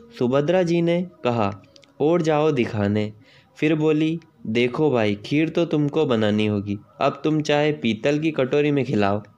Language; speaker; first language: Hindi; native; Hindi